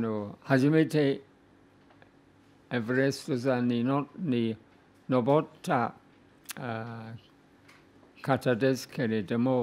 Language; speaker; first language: Japanese; non-native, fluent; English